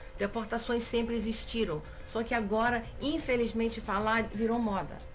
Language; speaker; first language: Portuguese; native; Portuguese